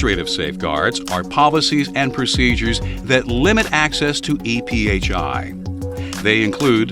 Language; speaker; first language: English; native; English